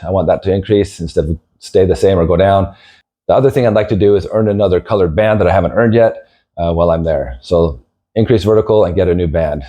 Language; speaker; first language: English; native; English